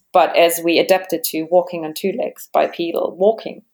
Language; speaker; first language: English; non-native, fluent; German